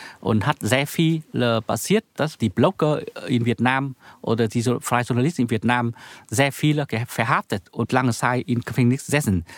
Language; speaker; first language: German; non-native, learner; Vietnamese